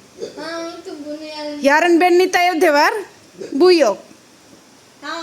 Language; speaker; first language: Turkish; non-native, learner; Gujarati